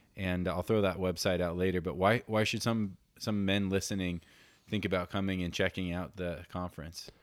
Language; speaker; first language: English; native; English